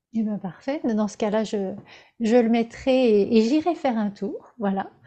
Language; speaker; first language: French; native; French